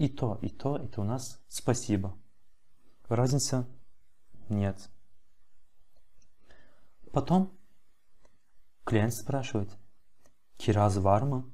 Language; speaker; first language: Russian; non-native, fluent; Turkish